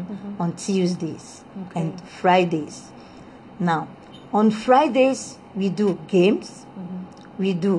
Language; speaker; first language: English; non-native, fluent; Lingala